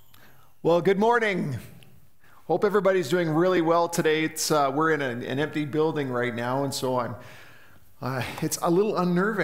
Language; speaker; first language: English; native; English